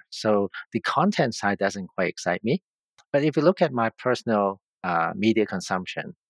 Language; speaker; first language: English; non-native, local second language; Cantonese